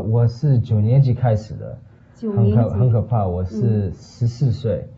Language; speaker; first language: Chinese; early bilingual, heritage; Chinese